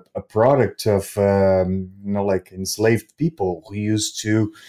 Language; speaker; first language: English; non-native, fluent; Portuguese